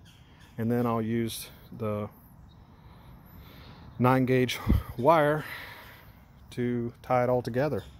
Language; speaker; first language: English; native; English